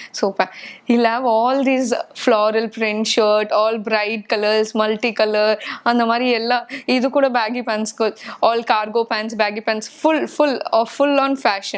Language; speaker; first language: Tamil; non-native, local second language; Hindi